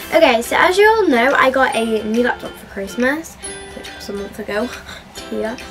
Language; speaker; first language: English; native; English